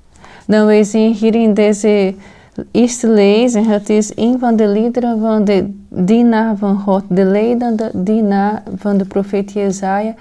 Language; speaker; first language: Dutch; non-native, fluent; Portuguese